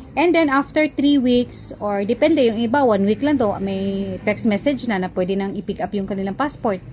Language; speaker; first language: Filipino; non-native, local second language; Cebuano